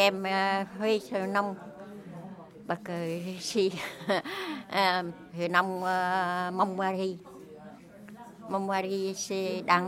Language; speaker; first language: French; non-native, learner; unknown